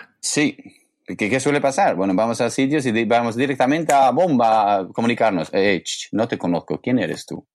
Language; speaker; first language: Spanish; non-native, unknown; English